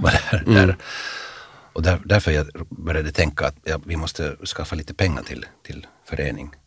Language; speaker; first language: Swedish; non-native, fluent; Finnish